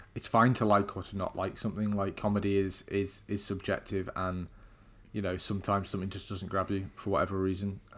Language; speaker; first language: English; native; English